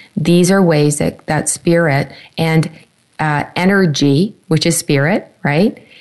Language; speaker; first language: English; native; English